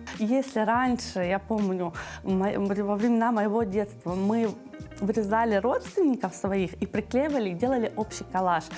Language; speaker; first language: Russian; native; Russian